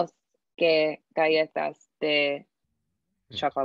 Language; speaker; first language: Spanish; non-native, learner; English